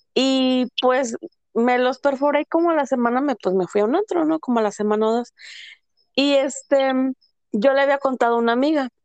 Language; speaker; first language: Spanish; early bilingual, heritage; Spanish